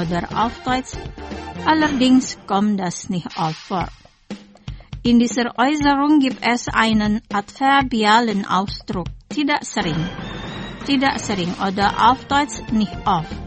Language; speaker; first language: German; non-native, fluent; Indonesian